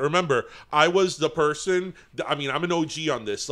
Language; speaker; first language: English; early bilingual, other home language; Spanish